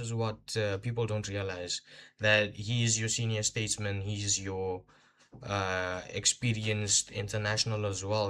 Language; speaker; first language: English; non-native, local second language; Hindi